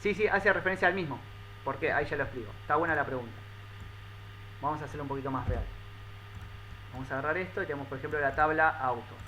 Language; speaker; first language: Spanish; native; Spanish